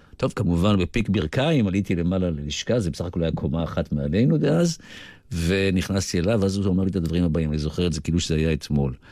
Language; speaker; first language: Hebrew; native; Hebrew